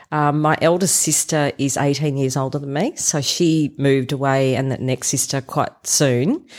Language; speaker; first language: English; non-native, local second language; German